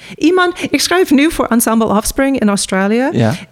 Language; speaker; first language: Dutch; non-native, fluent; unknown